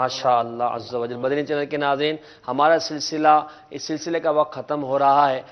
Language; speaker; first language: Urdu; native; Urdu